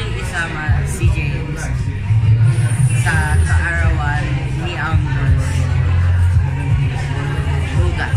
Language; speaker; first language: Filipino; non-native, learner; English